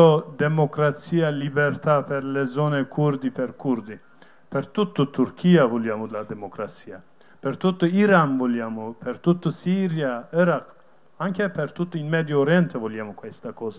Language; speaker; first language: Italian; non-native, learner; Kurdish